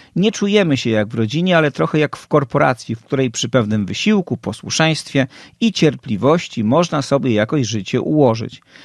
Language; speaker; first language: Polish; native; Polish